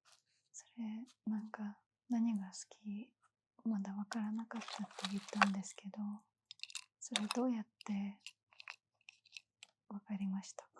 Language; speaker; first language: Japanese; non-native, learner; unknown